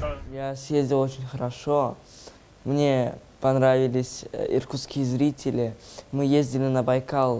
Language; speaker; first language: Russian; non-native, local second language; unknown